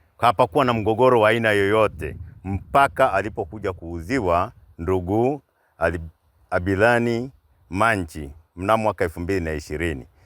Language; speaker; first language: Swahili; native; Swahili